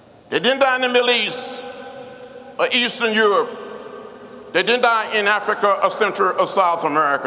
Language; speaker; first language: English; native; English